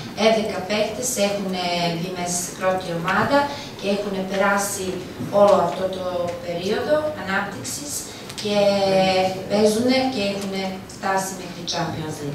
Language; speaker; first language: Greek; non-native, fluent; Serbian